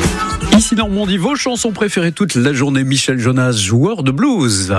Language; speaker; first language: French; native; French